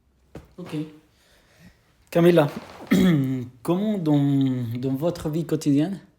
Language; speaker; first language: French; non-native, fluent; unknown